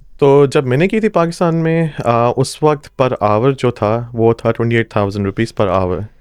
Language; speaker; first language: Urdu; non-native, local second language; Punjabi